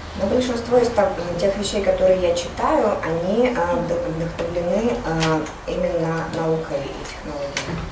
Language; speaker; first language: Russian; native; Russian